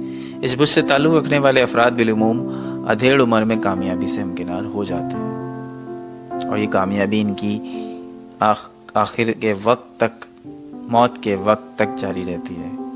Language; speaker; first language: Urdu; native; Urdu